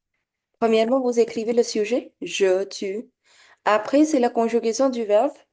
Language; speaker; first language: French; non-native, fluent; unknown